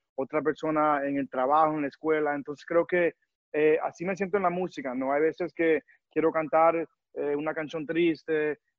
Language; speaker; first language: Spanish; early bilingual, heritage; Spanish